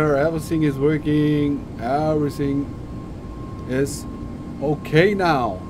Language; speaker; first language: English; non-native, learner; German